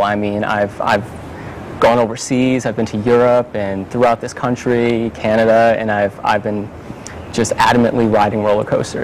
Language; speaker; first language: English; native; English